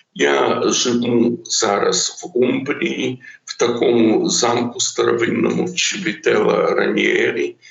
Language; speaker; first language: Ukrainian; non-native, local second language; Russian